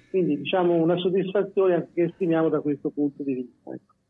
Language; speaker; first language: Italian; native; Italian